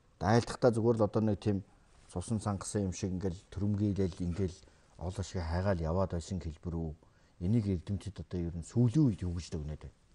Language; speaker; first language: Mongolian; native; Mongolian